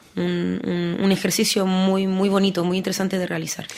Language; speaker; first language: Spanish; early bilingual, heritage; French